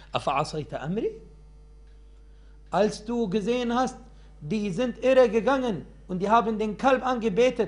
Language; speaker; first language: German; non-native, fluent; Arabic